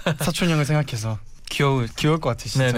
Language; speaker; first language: Korean; native; Korean